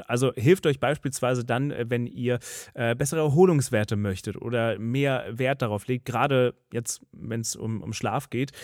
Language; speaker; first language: German; native; German